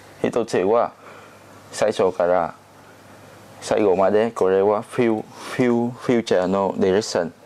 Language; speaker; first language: Japanese; non-native, learner; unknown